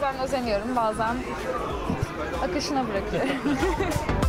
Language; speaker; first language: Turkish; non-native, learner; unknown